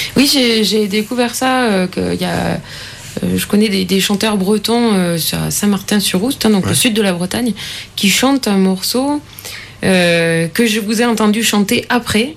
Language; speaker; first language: French; native; French